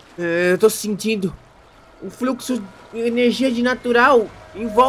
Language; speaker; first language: Portuguese; native; Portuguese